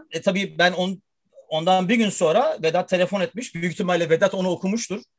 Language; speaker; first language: Turkish; early bilingual, heritage; Turkish